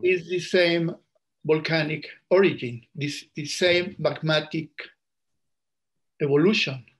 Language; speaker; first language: English; non-native, learner; Spanish